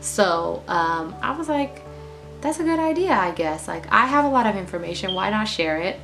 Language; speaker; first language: English; native; English